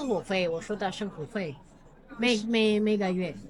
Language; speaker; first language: Chinese; non-native, learner; Spanish